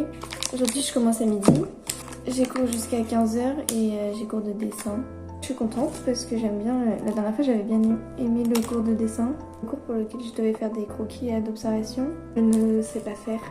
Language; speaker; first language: French; native; French